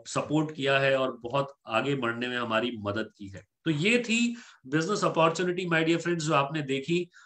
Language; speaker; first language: Hindi; native; Hindi